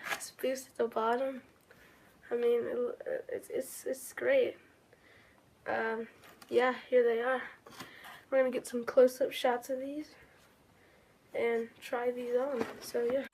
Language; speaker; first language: English; native; English